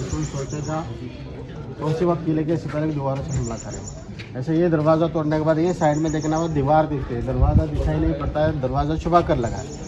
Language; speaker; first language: Hindi; non-native, local second language; Marathi